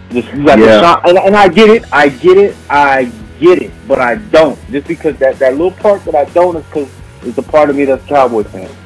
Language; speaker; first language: English; native; English